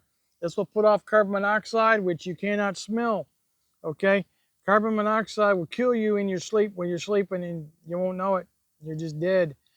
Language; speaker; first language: English; native; English